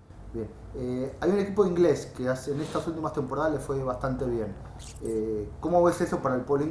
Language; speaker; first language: Spanish; native; Spanish